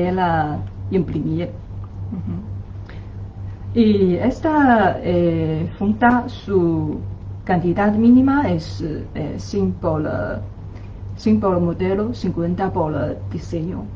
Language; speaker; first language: Spanish; non-native, learner; Chinese